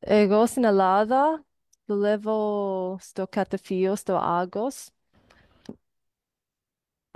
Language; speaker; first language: Greek; non-native, learner; English